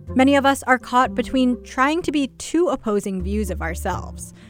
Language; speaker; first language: English; native; English